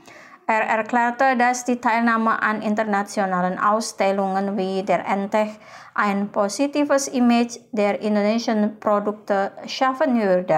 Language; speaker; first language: German; non-native, fluent; Indonesian